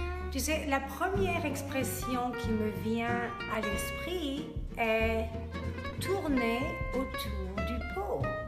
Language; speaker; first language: French; native; French